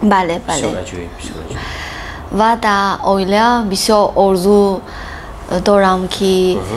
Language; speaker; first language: Persian; non-native, learner; Chinese